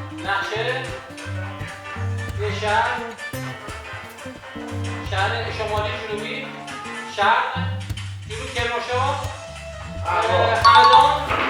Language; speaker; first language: Persian; native; Persian